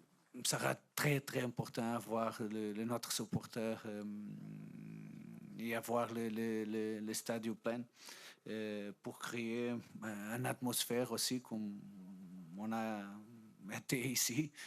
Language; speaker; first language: French; non-native, fluent; Portuguese